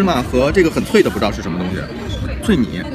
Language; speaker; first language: Chinese; native; Chinese